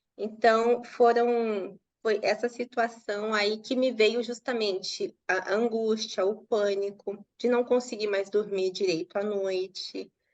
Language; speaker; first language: Portuguese; native; Portuguese